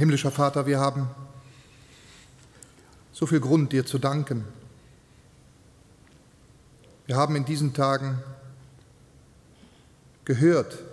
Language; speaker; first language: German; native; German